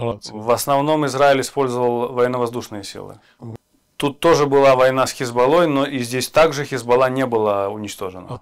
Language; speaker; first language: Russian; native; Russian